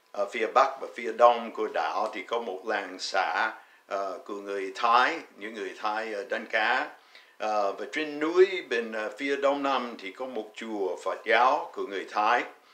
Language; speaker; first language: Vietnamese; non-native, fluent; English